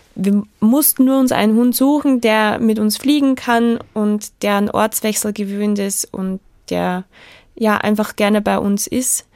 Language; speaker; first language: German; native; German